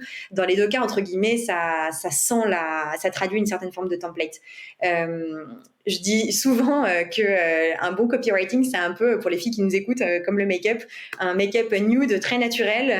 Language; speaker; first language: French; native; French